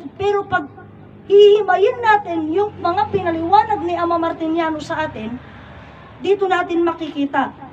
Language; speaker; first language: Filipino; non-native, local second language; Iloko